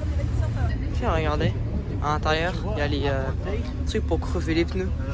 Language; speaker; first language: French; native; French